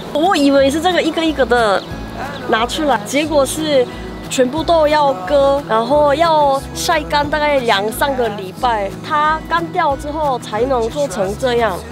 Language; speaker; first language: Chinese; non-native, fluent; Korean